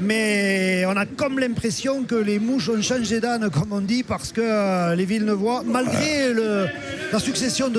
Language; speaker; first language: French; native; French